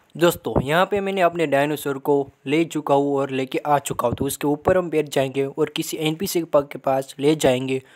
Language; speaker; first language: Hindi; non-native, local second language; Gujarati